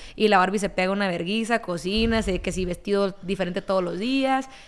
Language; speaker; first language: Spanish; native; Spanish